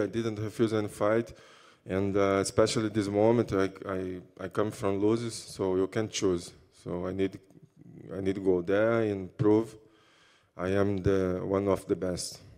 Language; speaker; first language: English; non-native, learner; Portuguese